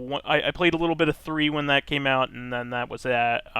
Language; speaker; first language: English; native; English